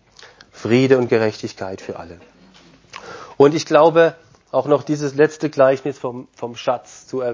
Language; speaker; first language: German; non-native, fluent; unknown